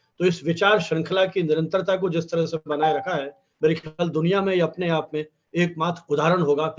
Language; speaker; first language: Hindi; native; Hindi